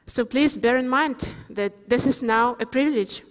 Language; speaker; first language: English; non-native, fluent; Ukrainian